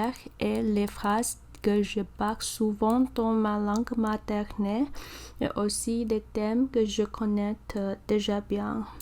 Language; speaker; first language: French; non-native, learner; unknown